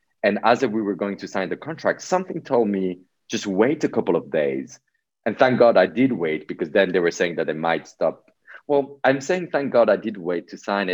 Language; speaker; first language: English; non-native, fluent; Polish